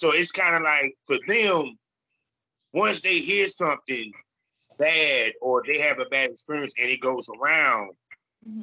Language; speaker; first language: English; native; English